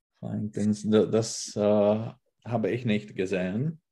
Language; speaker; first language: German; non-native, learner; Czech